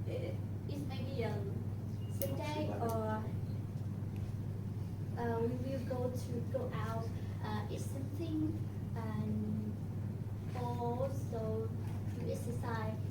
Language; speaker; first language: English; non-native, learner; Vietnamese